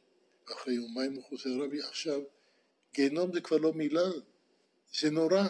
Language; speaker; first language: Hebrew; non-native, fluent; Dutch